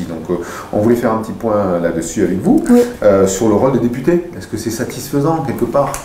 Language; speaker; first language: French; native; French